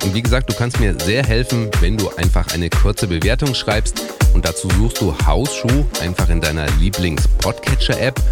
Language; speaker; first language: German; native; German